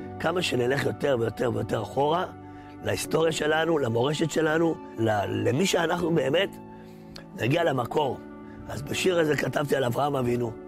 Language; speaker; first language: Hebrew; native; Hebrew